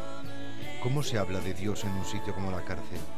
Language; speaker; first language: Spanish; native; Spanish